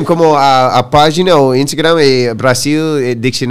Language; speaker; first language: Portuguese; non-native, learner; English